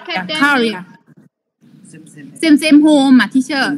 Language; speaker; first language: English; non-native, learner; Thai